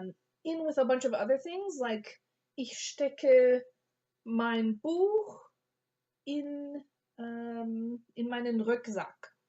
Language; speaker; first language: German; non-native, fluent; English